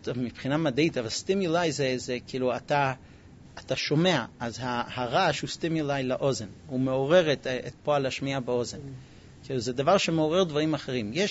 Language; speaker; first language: Hebrew; non-native, fluent; English